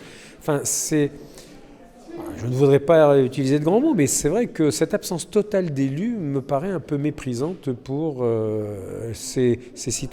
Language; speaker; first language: French; native; French